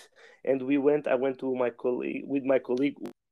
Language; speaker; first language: English; non-native, learner; Portuguese